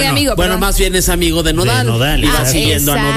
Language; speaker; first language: Spanish; native; Spanish